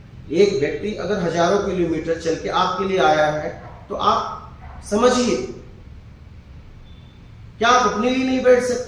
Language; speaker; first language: Hindi; native; Hindi